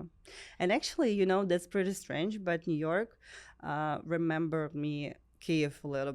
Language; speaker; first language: English; non-native, learner; Ukrainian